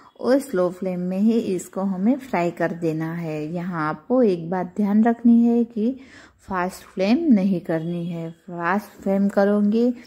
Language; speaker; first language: Hindi; non-native, local second language; Gujarati